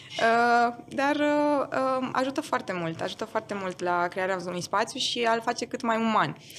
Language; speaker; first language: Romanian; non-native, local second language; German